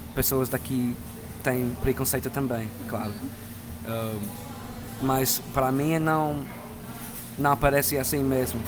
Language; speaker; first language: Portuguese; non-native, fluent; English